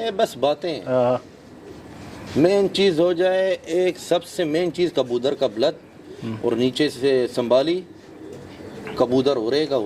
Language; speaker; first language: Hindi; non-native, learner; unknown